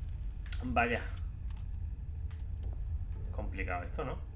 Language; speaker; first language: Spanish; native; Spanish